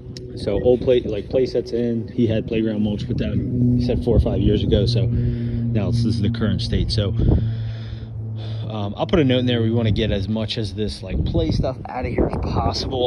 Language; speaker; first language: English; native; English